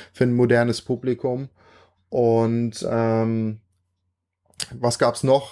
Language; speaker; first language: German; native; German